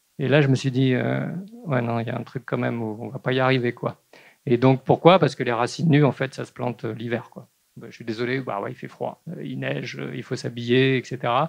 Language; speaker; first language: French; native; French